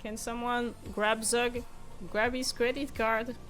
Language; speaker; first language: English; non-native, fluent; French